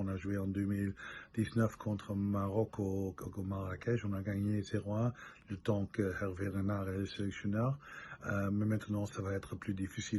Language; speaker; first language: French; non-native, local second language; Dutch